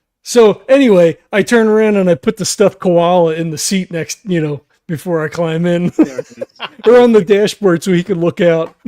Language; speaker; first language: English; native; English